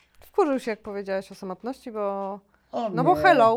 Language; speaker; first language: Polish; native; Polish